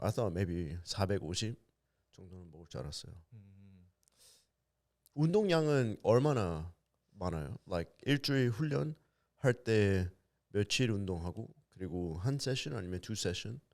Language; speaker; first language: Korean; early bilingual, heritage; English